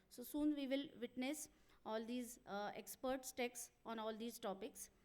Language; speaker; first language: English; non-native, local second language; Marathi